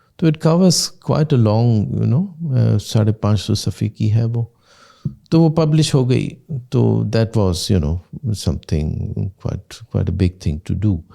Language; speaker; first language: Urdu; early bilingual, heritage; Urdu